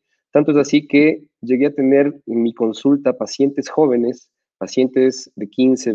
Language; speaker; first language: Spanish; native; Spanish